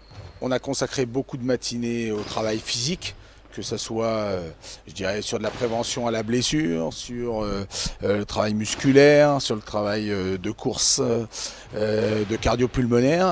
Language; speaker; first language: French; native; French